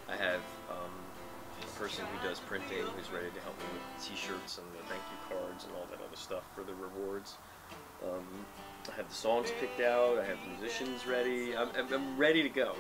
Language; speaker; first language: English; native; English